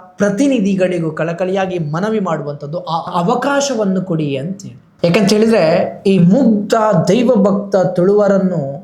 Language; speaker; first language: Kannada; non-native, local second language; Tulu